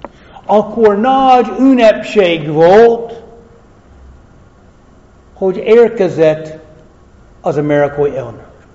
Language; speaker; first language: Hungarian; non-native, fluent; English